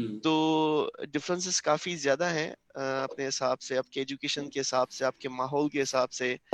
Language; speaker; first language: Urdu; non-native, local second language; Sindhi